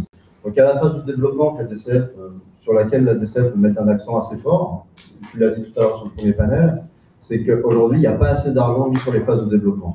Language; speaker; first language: French; native; French